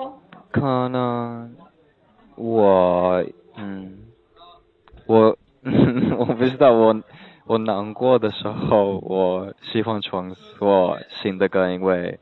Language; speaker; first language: Chinese; non-native, learner; English